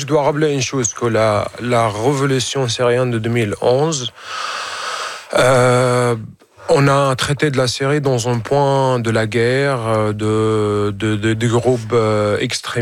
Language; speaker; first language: French; non-native, fluent; Arabic